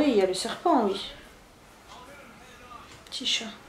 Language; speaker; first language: French; native; French